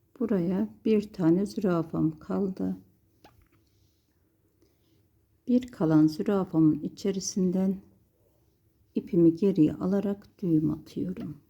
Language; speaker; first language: Turkish; native; Turkish